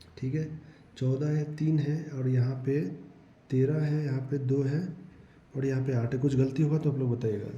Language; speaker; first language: Hindi; non-native, local second language; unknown